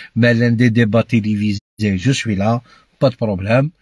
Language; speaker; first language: French; non-native, local second language; Kabyle